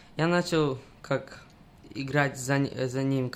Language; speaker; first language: Russian; early bilingual, heritage; Russian